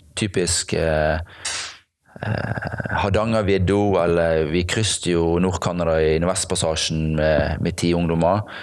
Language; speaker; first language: Norwegian; native; Norwegian